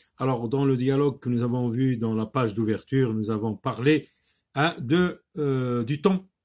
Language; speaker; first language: French; non-native, local second language; Arabic